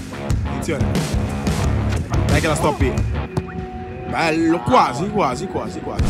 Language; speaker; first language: Italian; native; Italian